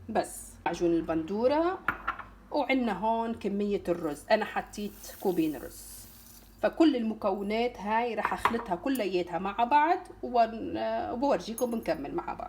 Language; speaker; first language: Arabic; native; Arabic